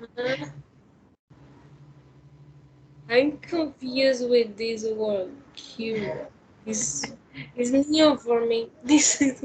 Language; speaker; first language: English; non-native, learner; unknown